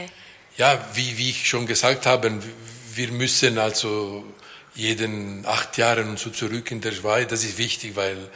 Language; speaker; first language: German; non-native, local second language; French